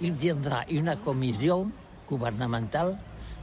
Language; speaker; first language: French; non-native, learner; Catalan